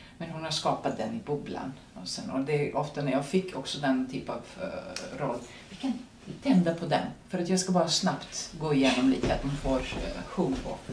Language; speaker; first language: Swedish; non-native, fluent; Serbian